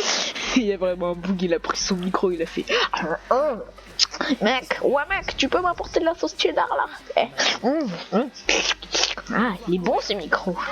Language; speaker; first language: French; native; French